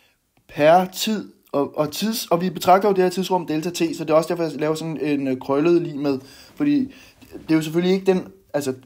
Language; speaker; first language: Danish; native; Danish